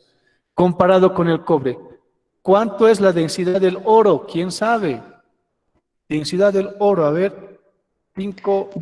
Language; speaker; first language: Spanish; native; Spanish